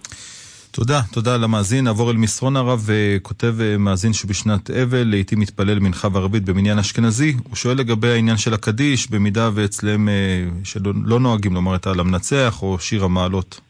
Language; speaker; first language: Hebrew; native; Hebrew